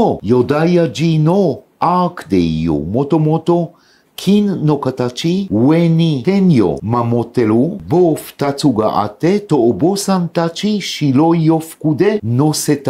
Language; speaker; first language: Japanese; non-native, fluent; Hebrew